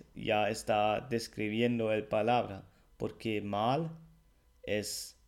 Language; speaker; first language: Spanish; non-native, fluent; German